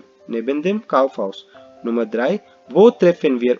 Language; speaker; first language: German; non-native, fluent; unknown